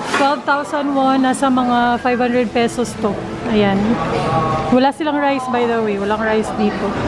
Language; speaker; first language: Filipino; non-native, local second language; Cebuano